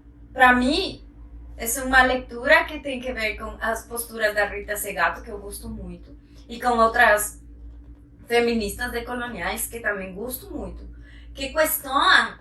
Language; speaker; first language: Portuguese; non-native, fluent; Spanish